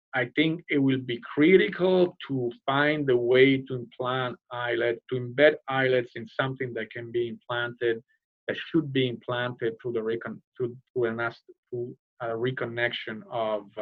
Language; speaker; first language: English; non-native, fluent; Italian